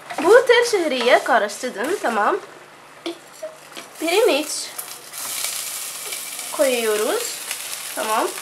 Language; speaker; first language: Turkish; non-native, learner; Arabic